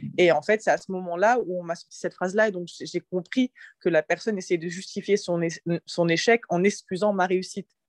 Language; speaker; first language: French; early bilingual, other home language; Arabic